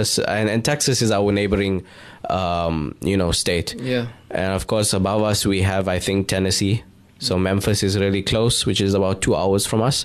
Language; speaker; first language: English; native; English